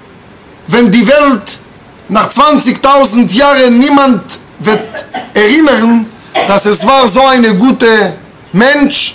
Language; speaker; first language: German; non-native, fluent; Hebrew